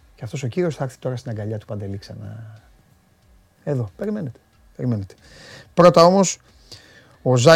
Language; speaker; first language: Greek; native; Greek